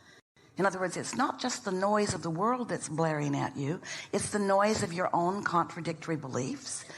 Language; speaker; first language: English; native; English